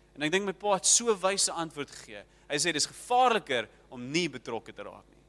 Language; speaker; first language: Afrikaans; native; Afrikaans